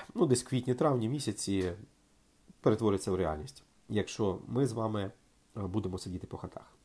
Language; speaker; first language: Ukrainian; native; Ukrainian